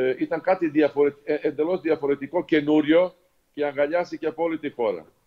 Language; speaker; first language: Greek; non-native, fluent; Serbian